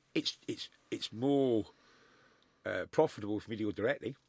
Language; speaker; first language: English; native; English